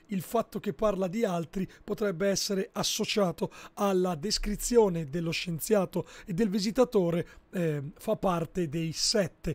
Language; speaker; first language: Italian; native; Italian